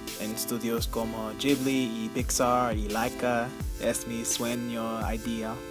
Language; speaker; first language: Spanish; early bilingual, heritage; Spanish